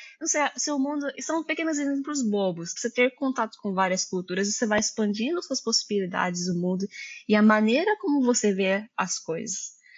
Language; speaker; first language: Portuguese; early bilingual, heritage; Japanese